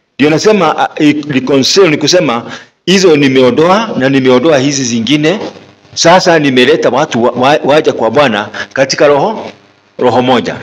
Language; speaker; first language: Swahili; non-native, local second language; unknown